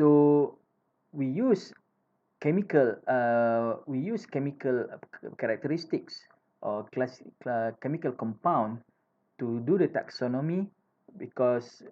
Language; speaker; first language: English; non-native, fluent; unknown